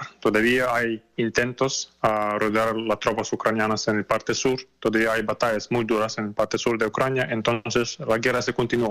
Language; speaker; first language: Spanish; non-native, fluent; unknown